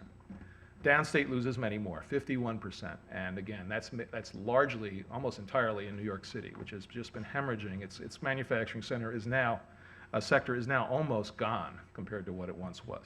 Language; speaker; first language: English; native; English